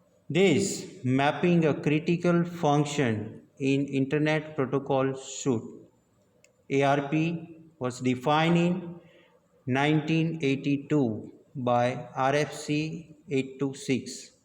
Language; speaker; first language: English; non-native, local second language; Gujarati